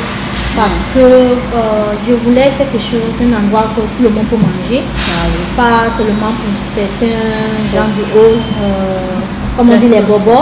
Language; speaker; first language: French; non-native, local second language; English